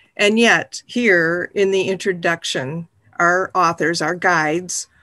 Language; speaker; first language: English; native; English